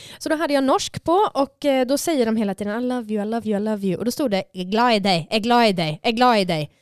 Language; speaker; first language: Swedish; native; Swedish